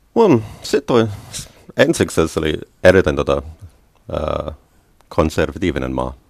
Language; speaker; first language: Finnish; non-native, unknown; English